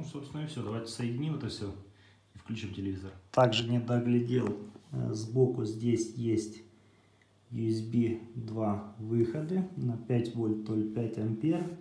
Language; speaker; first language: Russian; native; Russian